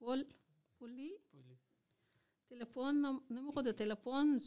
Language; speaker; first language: French; non-native, learner; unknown